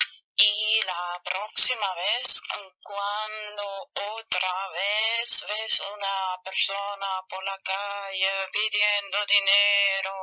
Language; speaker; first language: Spanish; non-native, fluent; German